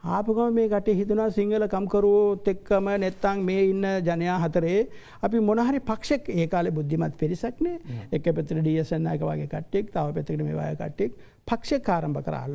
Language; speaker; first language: Sinhala; non-native, local second language; Tamil